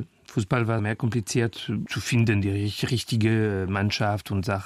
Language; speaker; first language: German; non-native, fluent; French